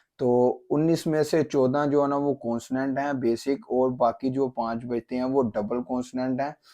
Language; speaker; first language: Urdu; non-native, local second language; Punjabi